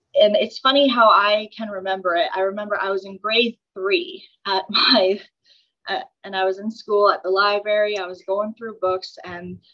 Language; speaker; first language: English; native; English